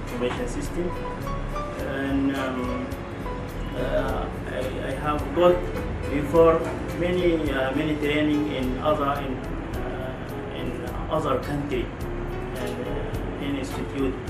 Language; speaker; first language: English; non-native, learner; Arabic